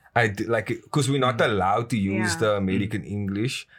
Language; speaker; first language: English; native; English